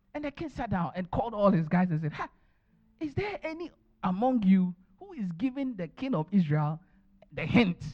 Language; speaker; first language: English; non-native, local second language; Akan